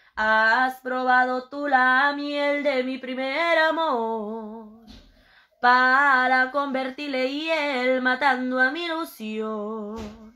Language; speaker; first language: Spanish; native; Spanish